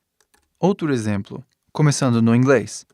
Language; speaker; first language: Portuguese; non-native, fluent; English